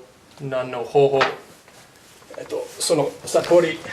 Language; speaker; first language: Japanese; non-native, learner; English